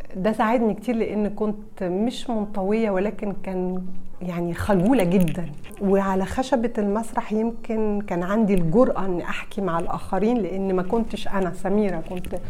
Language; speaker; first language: Arabic; early bilingual, heritage; Arabic